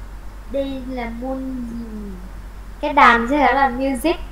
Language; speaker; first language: Vietnamese; native; Vietnamese